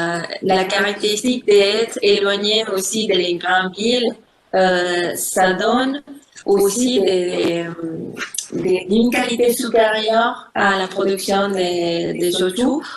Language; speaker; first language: French; non-native, fluent; Spanish